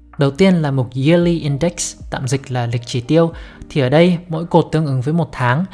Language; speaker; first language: Vietnamese; native; Vietnamese